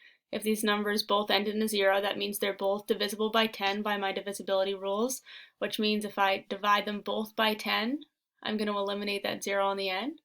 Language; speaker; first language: English; native; English